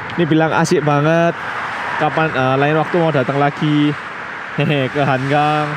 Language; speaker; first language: Indonesian; early bilingual, other home language; Korean